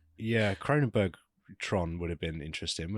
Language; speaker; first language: English; native; English